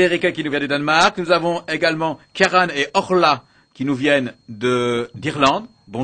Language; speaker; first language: French; native; French